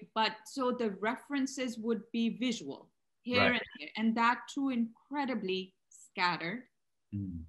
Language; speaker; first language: English; non-native, local second language; Urdu